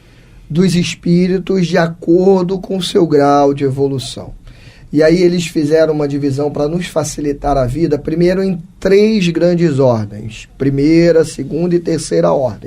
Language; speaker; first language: Portuguese; native; Portuguese